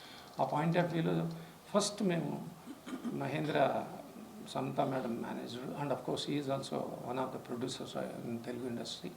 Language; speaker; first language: Telugu; native; Telugu